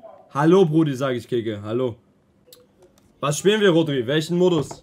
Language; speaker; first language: German; native; German